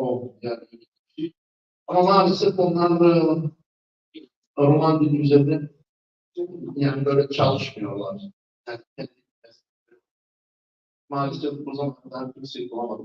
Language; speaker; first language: Turkish; non-native, fluent; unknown